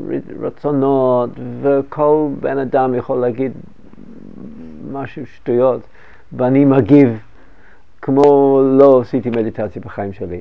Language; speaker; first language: Hebrew; non-native, fluent; English